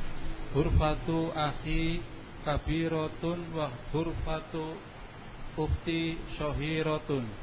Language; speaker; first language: Arabic; non-native, learner; Indonesian